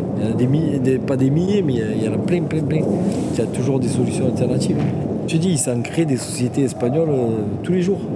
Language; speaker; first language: French; native; French